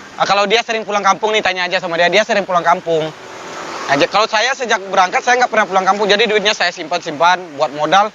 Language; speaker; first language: Indonesian; native; Indonesian